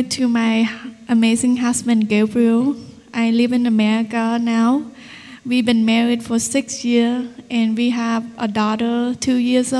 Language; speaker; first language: English; non-native, learner; Vietnamese